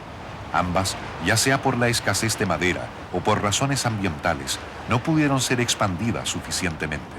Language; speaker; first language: Spanish; native; Spanish